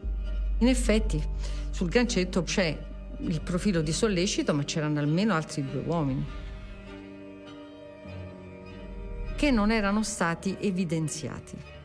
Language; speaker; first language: Italian; native; Italian